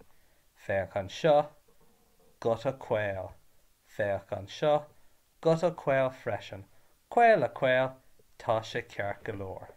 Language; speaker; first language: Irish; non-native, learner; English